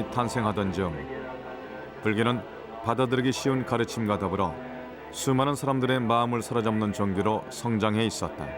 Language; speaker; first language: Korean; native; Korean